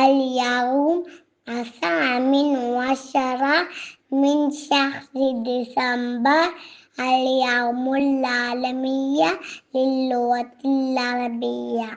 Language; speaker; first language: Arabic; non-native, learner; Malayalam